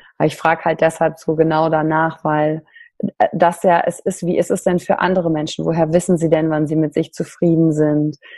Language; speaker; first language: German; native; German